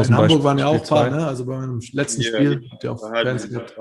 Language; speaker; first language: German; native; German